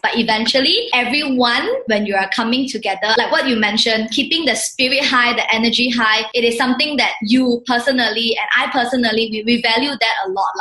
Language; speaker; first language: English; non-native, local second language; Chinese